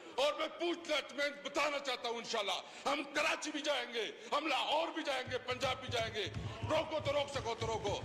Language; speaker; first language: Urdu; non-native, local second language; Pashto